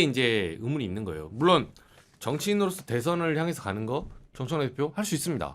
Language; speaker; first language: Korean; native; Korean